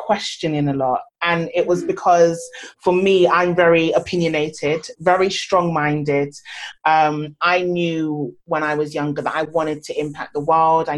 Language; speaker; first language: English; native; English